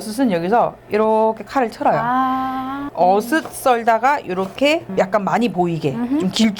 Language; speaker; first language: Korean; native; Korean